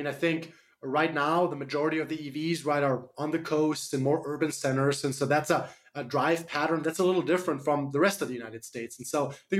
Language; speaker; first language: English; non-native, fluent; German